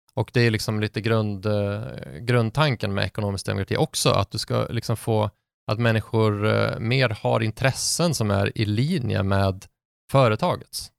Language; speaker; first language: Swedish; native; Swedish